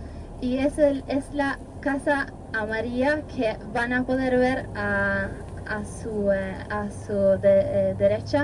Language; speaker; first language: Spanish; non-native, fluent; Norwegian